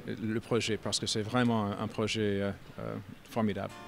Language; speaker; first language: French; non-native, fluent; English